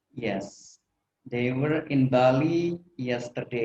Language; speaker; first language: English; non-native, fluent; Indonesian